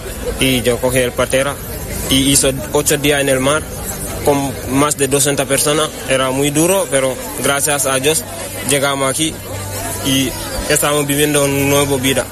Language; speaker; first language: Spanish; non-native, learner; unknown